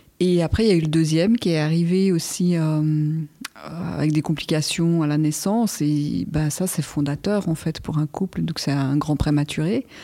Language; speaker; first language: French; native; French